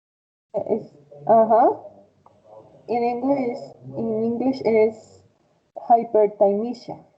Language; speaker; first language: English; non-native, fluent; Spanish